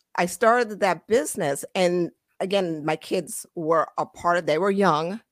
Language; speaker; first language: English; native; English